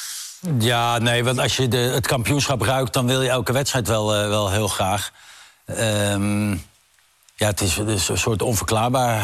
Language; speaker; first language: Dutch; native; Dutch